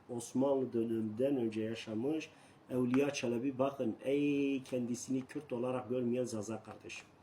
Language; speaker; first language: Turkish; non-native, local second language; Kurdish